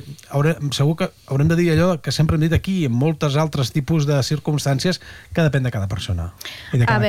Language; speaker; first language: Catalan; native; Catalan